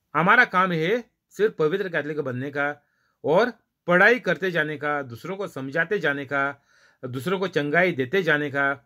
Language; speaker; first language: Hindi; non-native, local second language; Marathi